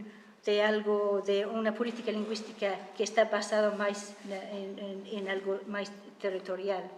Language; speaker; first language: Galician; non-native, fluent; English